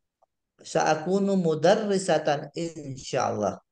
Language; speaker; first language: Arabic; non-native, learner; Indonesian